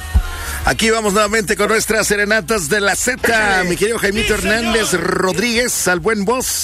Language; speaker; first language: Spanish; native; Spanish